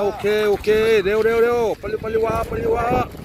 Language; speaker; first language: Korean; non-native, learner; Thai